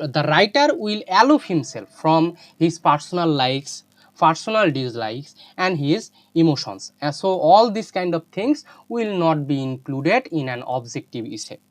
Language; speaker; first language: English; non-native, local second language; Bangla